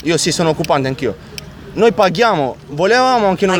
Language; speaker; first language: Italian; early bilingual, other home language; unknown